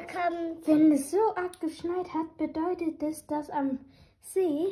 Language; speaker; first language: German; non-native, learner; Cebuano